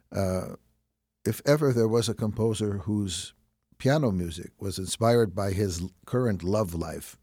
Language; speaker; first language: English; native; English